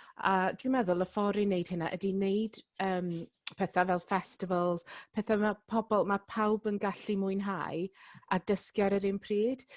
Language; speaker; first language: Welsh; non-native, local second language; English